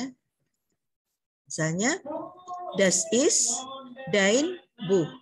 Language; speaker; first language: German; non-native, learner; Indonesian